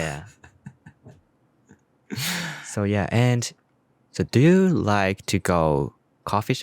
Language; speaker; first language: English; non-native, learner; Japanese